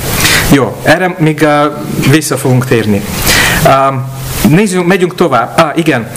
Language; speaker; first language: Hungarian; non-native, fluent; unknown